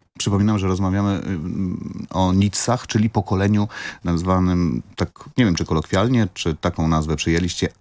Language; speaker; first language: Polish; native; Polish